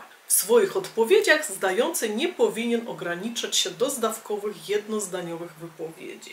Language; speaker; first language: Polish; native; Polish